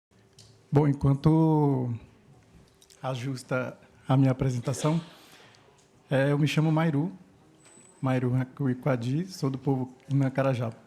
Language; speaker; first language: Portuguese; non-native, local second language; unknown